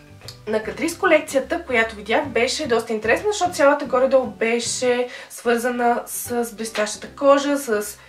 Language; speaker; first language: Bulgarian; native; Bulgarian